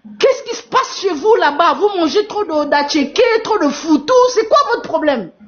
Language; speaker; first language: French; non-native, fluent; Portuguese